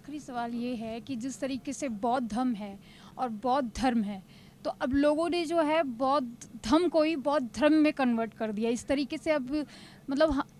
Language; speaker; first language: Hindi; native; Hindi